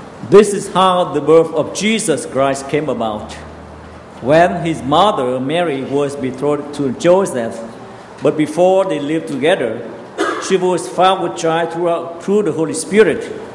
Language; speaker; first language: English; non-native, fluent; Vietnamese